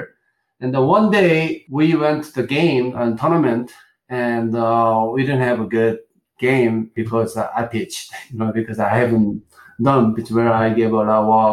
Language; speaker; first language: English; non-native, learner; Korean